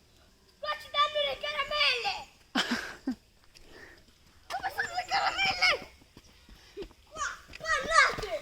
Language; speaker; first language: Italian; early bilingual, other home language; Russian